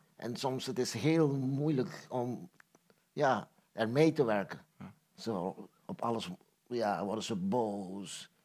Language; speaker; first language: Dutch; non-native, local second language; Papiamento